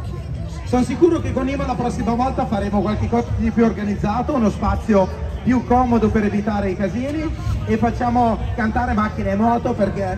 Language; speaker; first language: Italian; native; Italian